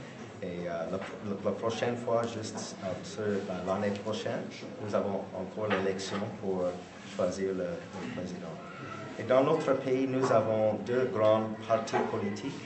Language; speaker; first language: French; non-native, fluent; English